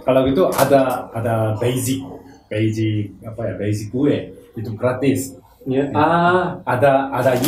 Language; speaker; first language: Indonesian; non-native, learner; Korean